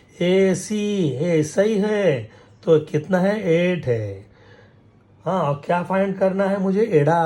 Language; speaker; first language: Hindi; non-native, local second language; Marathi